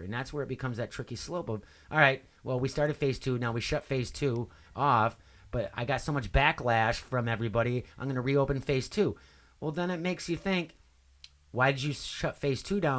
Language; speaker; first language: English; native; English